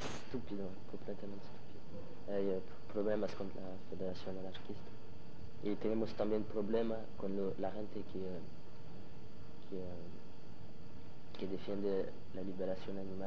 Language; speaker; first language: Spanish; non-native, learner; French